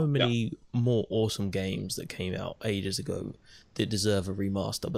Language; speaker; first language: English; native; English